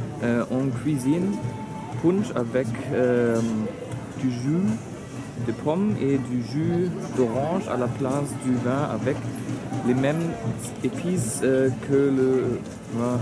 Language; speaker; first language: French; non-native, learner; German